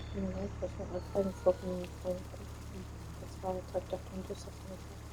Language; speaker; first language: French; native; French